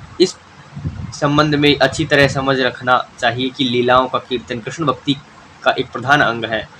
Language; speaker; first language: Hindi; native; Hindi